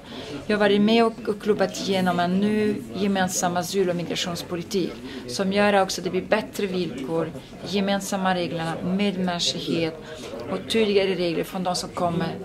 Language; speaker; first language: Swedish; non-native, fluent; Italian